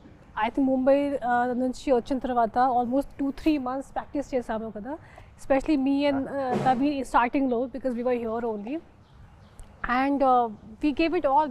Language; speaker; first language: Telugu; non-native, local second language; Hindi